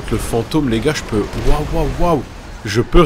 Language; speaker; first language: French; native; French